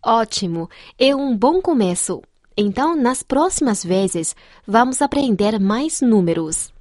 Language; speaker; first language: Portuguese; non-native, fluent; Chinese